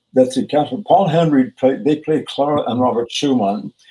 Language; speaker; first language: English; native; English